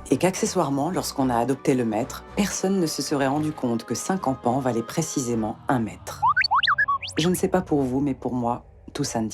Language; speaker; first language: French; native; French